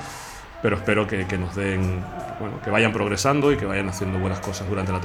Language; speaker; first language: Spanish; native; Spanish